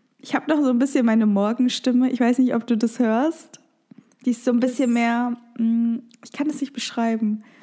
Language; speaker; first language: German; native; German